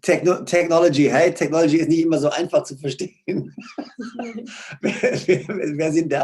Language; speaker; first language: German; native; German